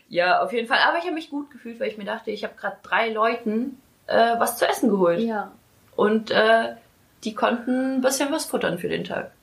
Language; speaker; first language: German; early bilingual, other home language; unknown